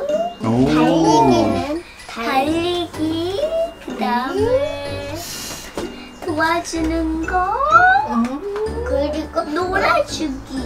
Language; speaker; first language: Korean; early bilingual, other home language; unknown